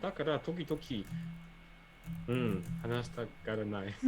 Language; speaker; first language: Japanese; non-native, learner; English